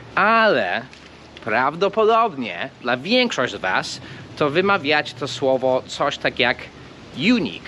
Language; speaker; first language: Polish; non-native, fluent; English